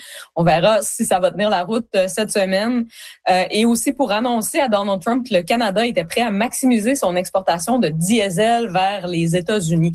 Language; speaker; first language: French; native; French